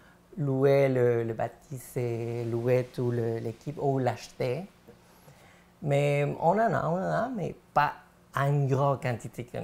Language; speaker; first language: French; non-native, fluent; Spanish